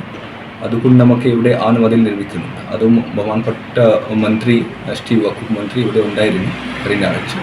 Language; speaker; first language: Malayalam; non-native, learner; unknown